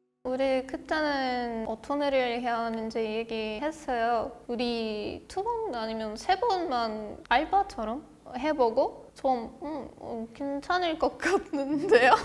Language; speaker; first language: Korean; non-native, learner; Russian